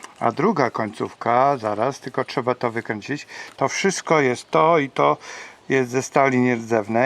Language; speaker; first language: Polish; native; Polish